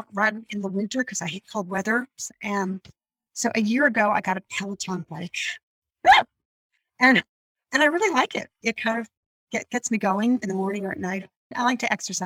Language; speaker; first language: English; native; English